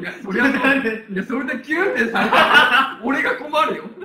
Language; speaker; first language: Japanese; native; Japanese